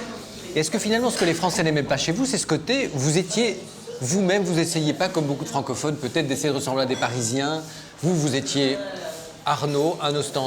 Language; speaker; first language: French; native; French